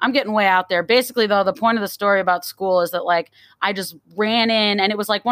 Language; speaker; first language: English; native; English